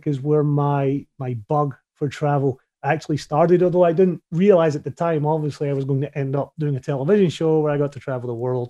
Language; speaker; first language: English; native; English